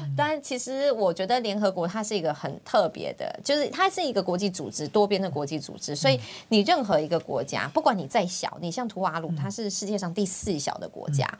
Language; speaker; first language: Chinese; native; Chinese